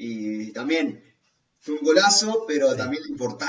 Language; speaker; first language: Spanish; native; Spanish